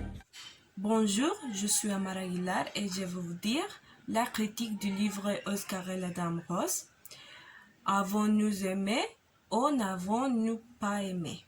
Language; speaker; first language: French; non-native, learner; Spanish